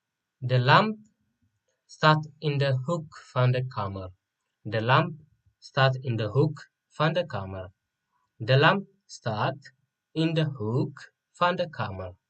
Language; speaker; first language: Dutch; non-native, fluent; Tigrinya